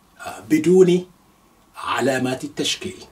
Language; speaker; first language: Arabic; non-native, fluent; Yoruba